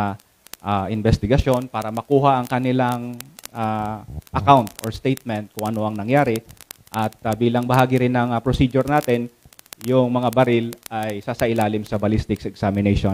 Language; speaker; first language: Filipino; native; Filipino